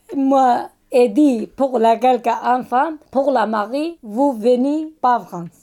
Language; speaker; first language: French; non-native, fluent; Turkish